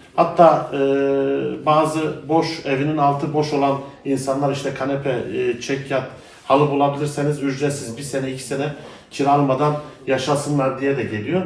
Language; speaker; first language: Turkish; native; Turkish